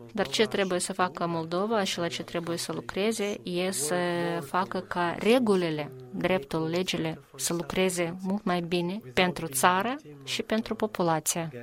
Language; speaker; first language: Romanian; non-native, fluent; Albanian